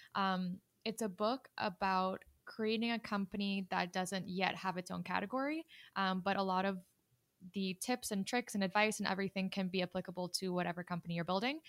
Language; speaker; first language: English; native; English